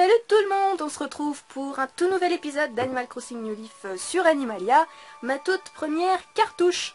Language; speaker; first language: French; native; French